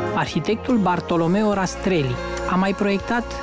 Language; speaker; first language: Romanian; native; Romanian